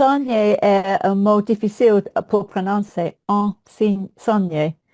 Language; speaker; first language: French; non-native, learner; English